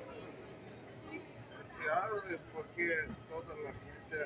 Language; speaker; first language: Spanish; non-native, learner; English